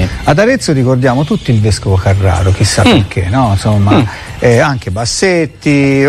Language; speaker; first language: Italian; native; Italian